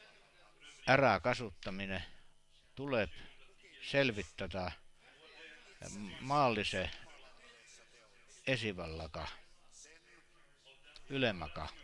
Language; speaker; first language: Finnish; non-native, learner; Estonian